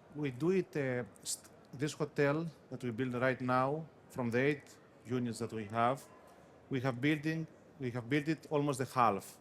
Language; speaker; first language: English; non-native, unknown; Greek